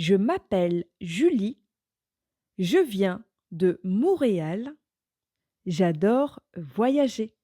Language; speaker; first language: French; non-native, fluent; English